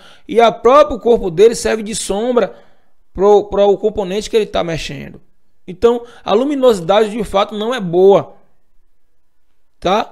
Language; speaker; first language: Portuguese; native; Portuguese